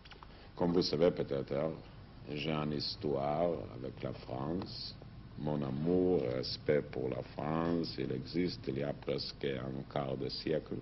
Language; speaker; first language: French; non-native, fluent; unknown